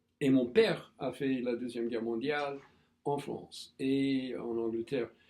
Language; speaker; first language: French; non-native, fluent; English